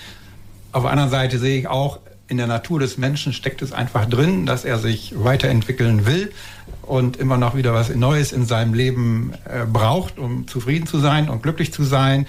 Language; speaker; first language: German; native; German